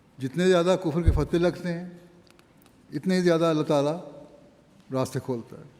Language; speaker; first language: Urdu; native; Urdu